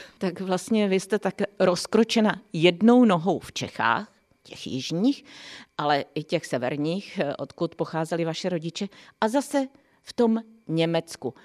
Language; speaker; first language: Czech; native; Czech